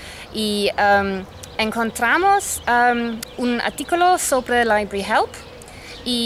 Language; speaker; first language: Spanish; non-native, fluent; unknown